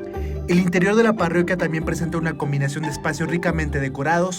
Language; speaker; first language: Spanish; native; Spanish